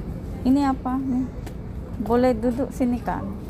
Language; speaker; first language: Indonesian; non-native, learner; Filipino